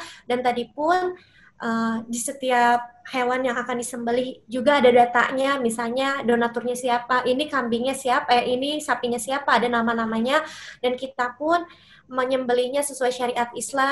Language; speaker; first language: Indonesian; native; Indonesian